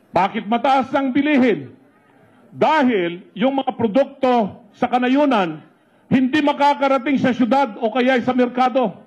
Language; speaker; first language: Filipino; non-native, local second language; Iloko